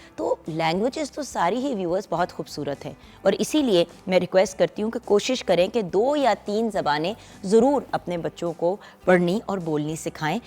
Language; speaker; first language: Urdu; non-native, local second language; Punjabi